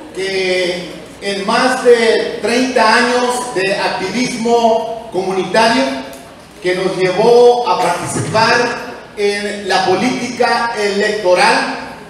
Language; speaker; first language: Spanish; early bilingual, heritage; Spanish